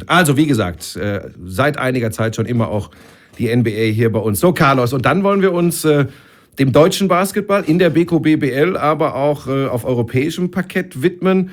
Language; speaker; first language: German; native; German